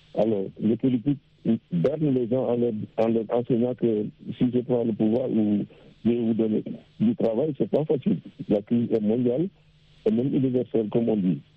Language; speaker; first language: French; non-native, local second language; Wolof